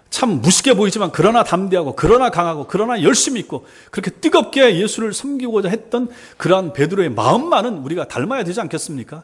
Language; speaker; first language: Korean; native; Korean